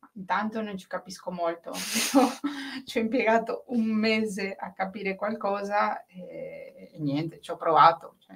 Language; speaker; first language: Italian; non-native, fluent; Spanish